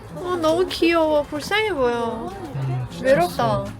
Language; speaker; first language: Korean; non-native, fluent; Persian